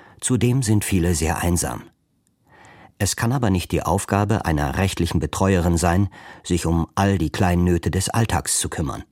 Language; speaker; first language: German; native; German